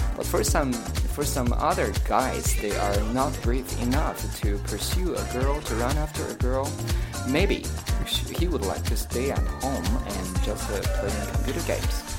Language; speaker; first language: English; non-native, fluent; Chinese